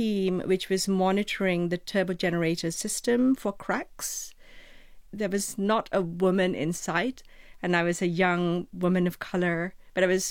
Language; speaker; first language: English; non-native, local second language; Sinhala